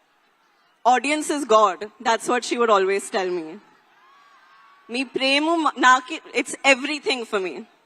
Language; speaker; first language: Telugu; non-native, fluent; Hindi